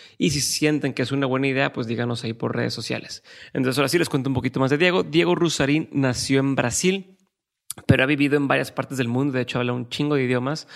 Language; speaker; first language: Spanish; native; Spanish